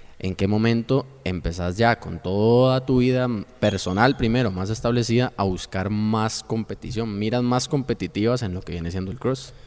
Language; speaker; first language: Spanish; native; Spanish